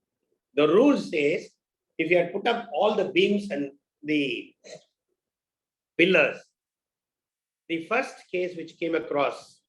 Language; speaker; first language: English; non-native, local second language; Tamil